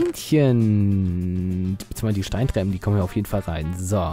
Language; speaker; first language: German; native; German